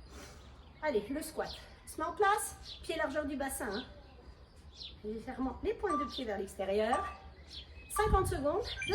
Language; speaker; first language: French; native; French